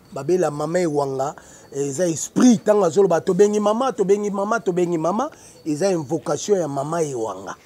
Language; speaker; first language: Lingala; native; Lingala